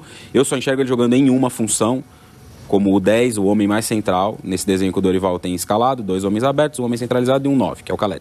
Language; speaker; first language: Portuguese; native; Portuguese